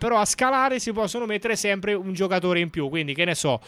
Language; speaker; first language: Italian; native; Italian